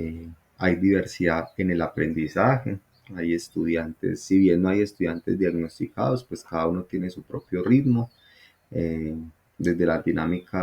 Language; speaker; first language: Spanish; native; Spanish